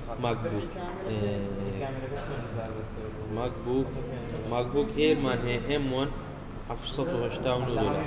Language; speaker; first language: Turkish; non-native, learner; Central Kurdish